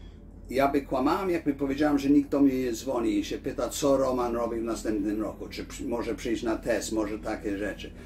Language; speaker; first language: Polish; early bilingual, heritage; Polish